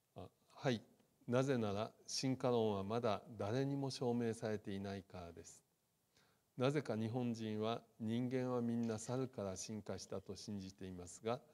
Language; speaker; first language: Japanese; native; Japanese